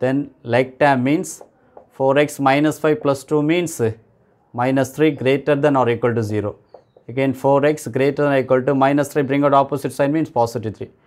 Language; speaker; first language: English; non-native, local second language; Tamil